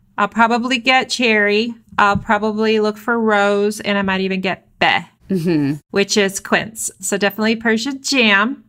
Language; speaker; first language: English; early bilingual, other home language; Persian